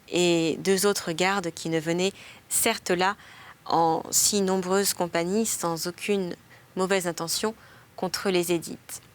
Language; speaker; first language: French; native; French